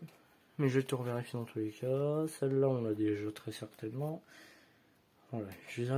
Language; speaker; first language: French; native; French